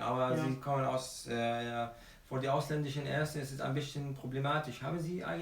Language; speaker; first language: German; non-native, fluent; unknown